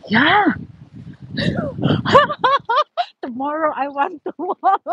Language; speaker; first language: English; non-native, learner; Filipino